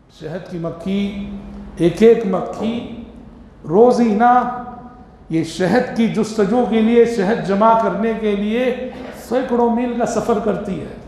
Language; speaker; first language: Urdu; native; Urdu